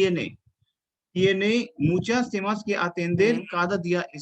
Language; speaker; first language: Spanish; non-native, fluent; Hindi